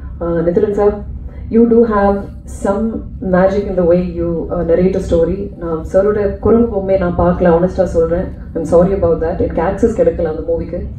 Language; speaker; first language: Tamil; non-native, learner; Malayalam